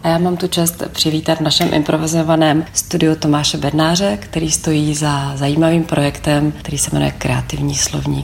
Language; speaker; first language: Czech; native; Czech